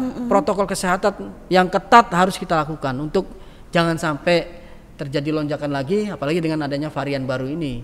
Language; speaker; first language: Indonesian; native; Indonesian